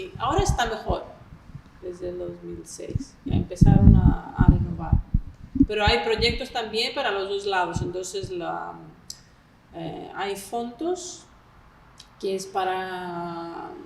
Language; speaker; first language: Spanish; non-native, fluent; Greek